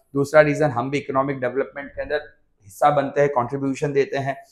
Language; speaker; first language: Hindi; non-native, local second language; Gujarati